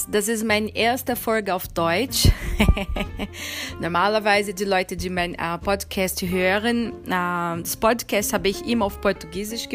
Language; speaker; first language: German; non-native, fluent; Portuguese